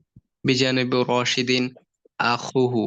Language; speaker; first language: Arabic; non-native, learner; Bangla